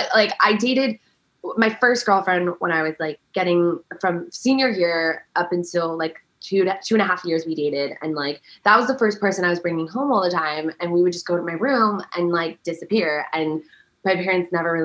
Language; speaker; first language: English; early bilingual, other home language; Persian